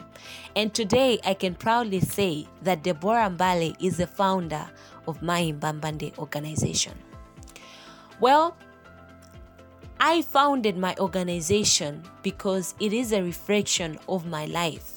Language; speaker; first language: English; non-native, local second language; Nyanja